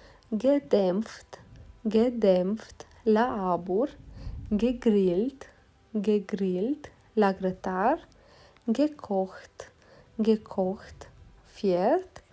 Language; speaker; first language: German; non-native, fluent; Romanian